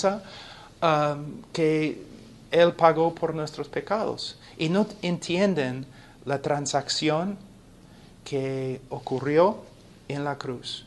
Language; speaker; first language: Spanish; non-native, fluent; English